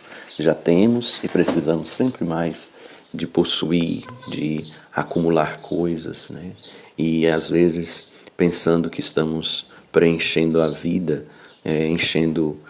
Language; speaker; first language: Portuguese; native; Portuguese